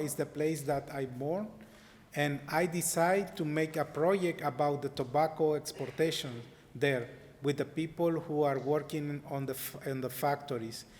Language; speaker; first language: English; non-native, learner; Spanish